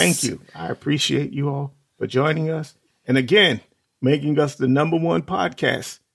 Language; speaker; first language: English; native; English